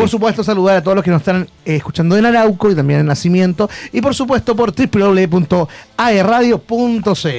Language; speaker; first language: Spanish; native; Spanish